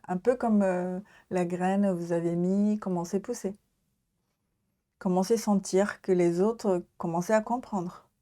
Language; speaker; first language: French; non-native, learner; Japanese